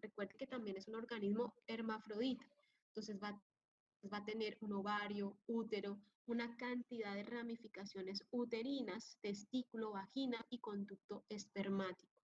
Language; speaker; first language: Spanish; native; Spanish